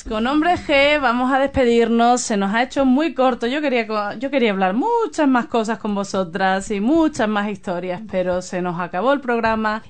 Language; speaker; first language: Spanish; native; Spanish